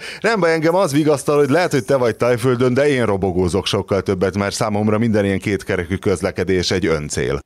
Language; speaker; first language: Hungarian; native; Hungarian